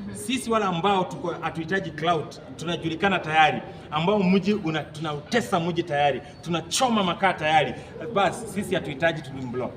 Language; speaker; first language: Swahili; native; Swahili